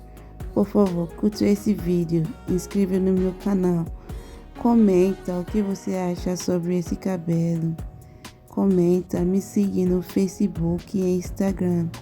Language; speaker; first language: Portuguese; non-native, learner; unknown